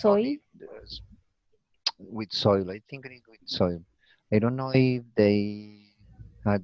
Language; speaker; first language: English; non-native, learner; Spanish